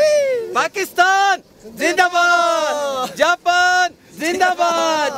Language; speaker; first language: Japanese; non-native, fluent; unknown